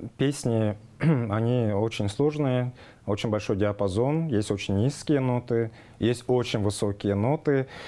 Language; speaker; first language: Russian; non-native, local second language; Tuvinian